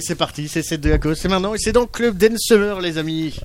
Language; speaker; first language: French; native; French